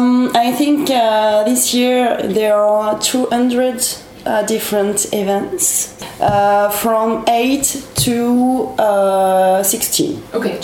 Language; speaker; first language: English; non-native, learner; French